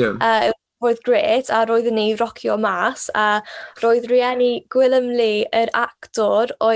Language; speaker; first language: Welsh; non-native, local second language; English